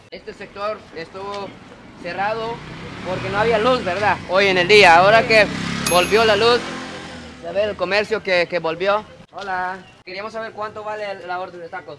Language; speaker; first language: Spanish; non-native, fluent; Japanese